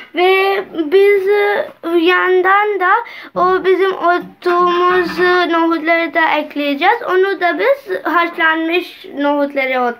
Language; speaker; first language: Turkish; non-native, learner; Urdu